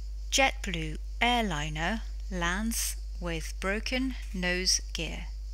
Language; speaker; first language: English; non-native, fluent; French